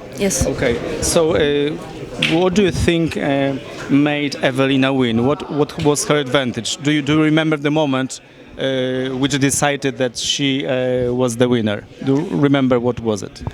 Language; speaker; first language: English; non-native, fluent; Polish